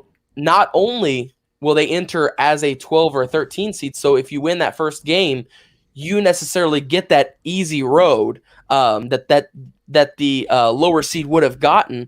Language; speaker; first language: English; native; English